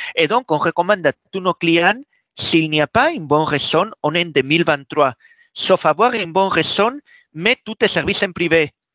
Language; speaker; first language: French; non-native, fluent; Spanish